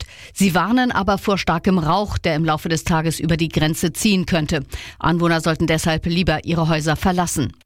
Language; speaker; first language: German; native; German